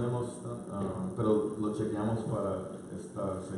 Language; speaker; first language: Spanish; non-native, fluent; English